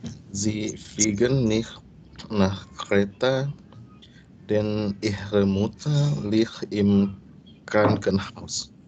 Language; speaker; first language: German; non-native, learner; Indonesian